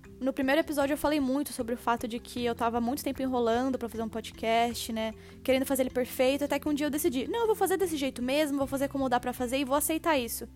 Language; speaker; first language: Portuguese; native; Portuguese